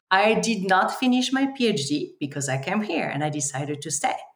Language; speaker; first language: English; non-native, fluent; French